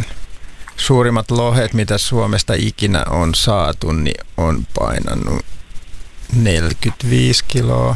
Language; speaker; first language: Finnish; native; Finnish